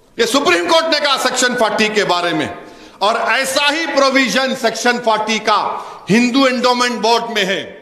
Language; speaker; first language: Urdu; native; Urdu